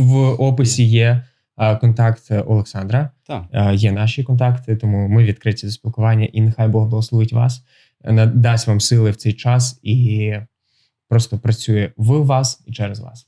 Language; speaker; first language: Ukrainian; native; Ukrainian